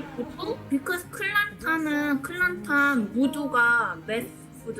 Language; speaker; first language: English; non-native, learner; Korean